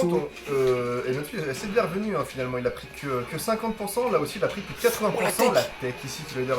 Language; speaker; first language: French; native; French